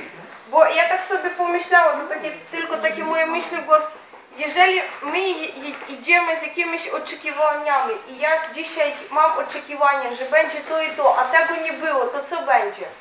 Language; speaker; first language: Polish; non-native, fluent; Ukrainian